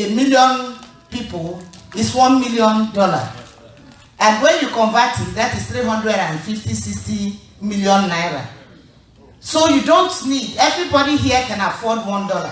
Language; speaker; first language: English; non-native, local second language; Igbo